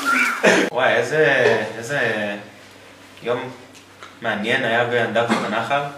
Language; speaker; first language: Hebrew; native; Hebrew